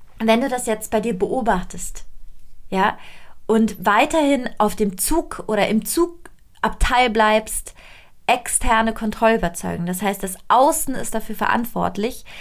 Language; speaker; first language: German; non-native, fluent; Italian